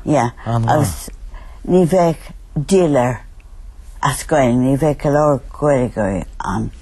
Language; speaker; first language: Irish; native; Irish